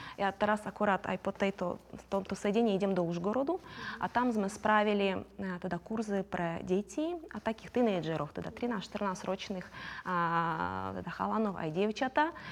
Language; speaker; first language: Slovak; non-native, fluent; Ukrainian